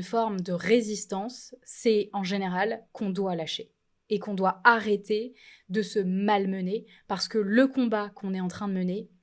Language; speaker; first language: French; native; French